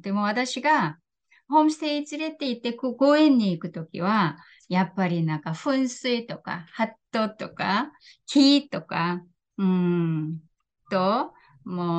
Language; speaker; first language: Japanese; non-native, fluent; Korean